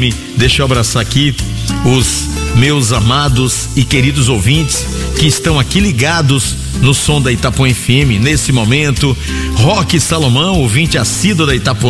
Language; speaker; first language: Portuguese; native; Portuguese